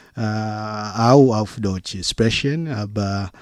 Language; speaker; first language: German; non-native, learner; Swahili